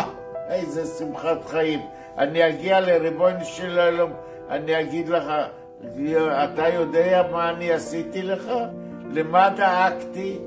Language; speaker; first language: Hebrew; non-native, fluent; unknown